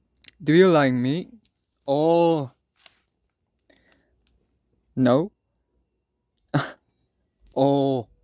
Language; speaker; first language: English; non-native, learner; Korean